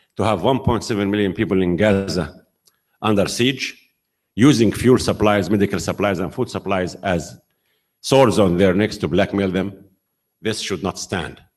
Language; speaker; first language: English; non-native, fluent; Arabic